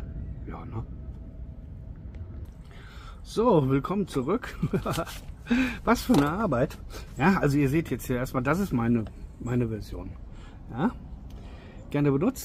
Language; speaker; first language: German; native; German